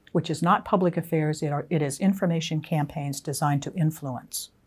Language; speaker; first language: English; native; English